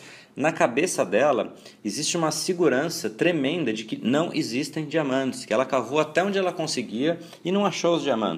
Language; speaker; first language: Portuguese; native; Portuguese